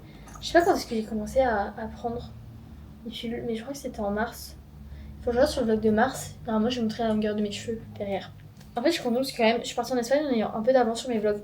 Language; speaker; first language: French; native; French